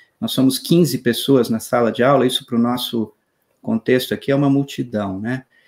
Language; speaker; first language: Portuguese; native; Portuguese